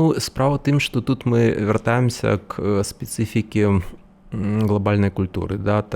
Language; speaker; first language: Belarusian; non-native, local second language; Russian